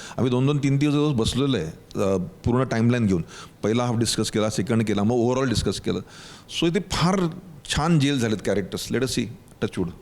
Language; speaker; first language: Marathi; native; Marathi